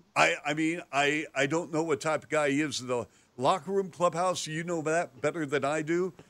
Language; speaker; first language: English; native; English